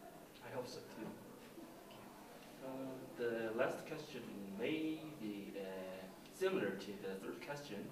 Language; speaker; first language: English; non-native, learner; Korean